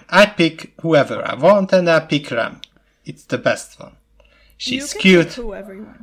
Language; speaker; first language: English; non-native, fluent; Hungarian